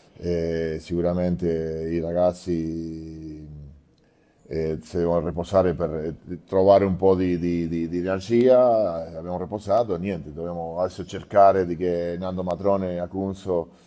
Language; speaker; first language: Italian; non-native, fluent; Spanish